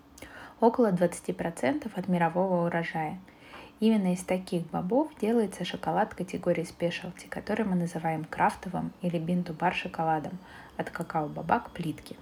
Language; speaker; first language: Russian; native; Russian